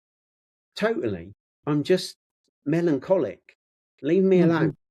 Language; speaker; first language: English; native; English